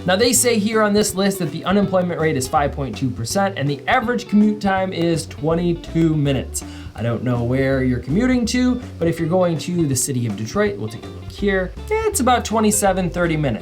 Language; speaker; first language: English; native; English